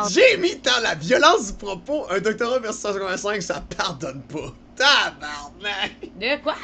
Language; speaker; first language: French; native; French